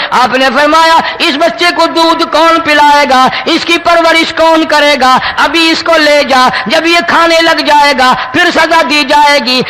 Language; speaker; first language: Urdu; non-native, local second language; Saraiki